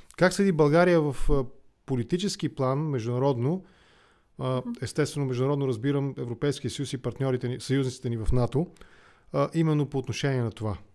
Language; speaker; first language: Bulgarian; native; Bulgarian